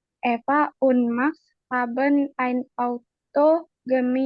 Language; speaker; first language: German; non-native, learner; Indonesian